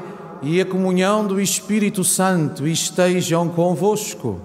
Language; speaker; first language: Portuguese; native; Portuguese